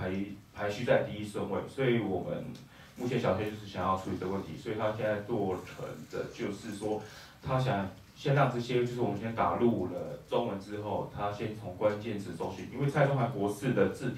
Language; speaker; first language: Chinese; native; Chinese